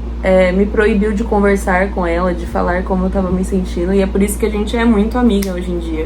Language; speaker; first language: Portuguese; native; Portuguese